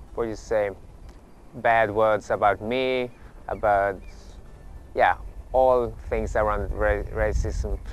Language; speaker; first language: English; early bilingual, other home language; Swedish